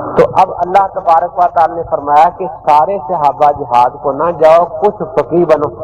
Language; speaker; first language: Urdu; non-native, local second language; Punjabi